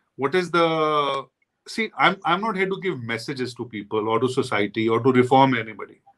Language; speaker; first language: English; non-native, local second language; Hindi